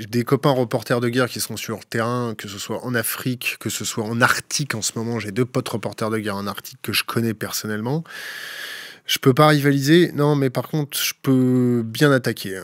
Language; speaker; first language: French; native; French